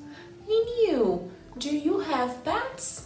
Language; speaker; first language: English; non-native, fluent; Portuguese